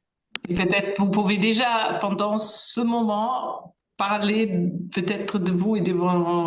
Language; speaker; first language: French; non-native, fluent; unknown